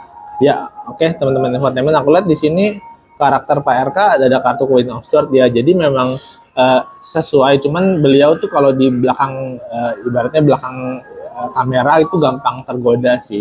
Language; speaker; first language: Indonesian; native; Indonesian